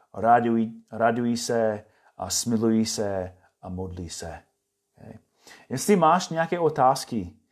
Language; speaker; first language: Czech; non-native, fluent; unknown